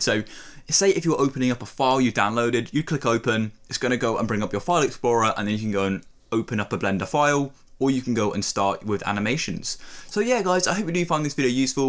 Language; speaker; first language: English; native; English